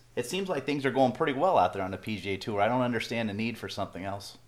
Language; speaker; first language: English; native; English